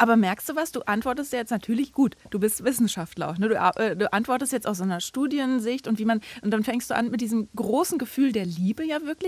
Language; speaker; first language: German; native; German